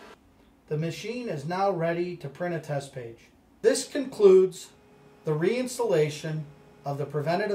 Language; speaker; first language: English; native; English